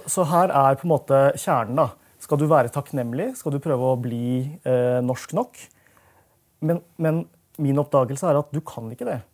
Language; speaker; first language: Norwegian; early bilingual, other home language; Urdu